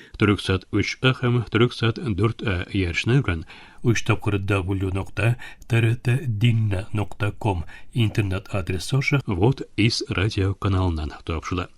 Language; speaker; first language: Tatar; early bilingual, heritage; Tatar